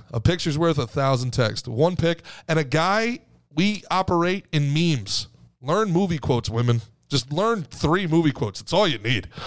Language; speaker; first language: English; native; English